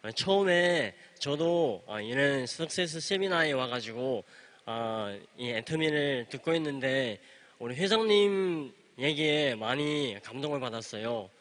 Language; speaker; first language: Korean; native; Korean